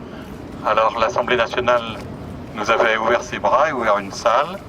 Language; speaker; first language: French; native; French